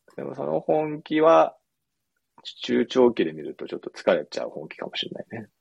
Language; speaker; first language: Japanese; early bilingual, other home language; English